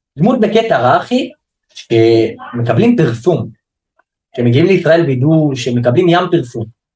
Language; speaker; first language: Hebrew; native; Hebrew